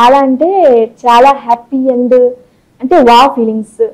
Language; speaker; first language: Telugu; non-native, local second language; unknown